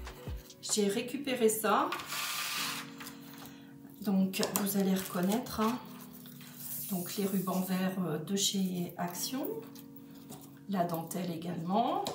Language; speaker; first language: French; native; French